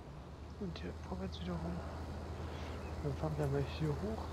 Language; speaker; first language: German; native; German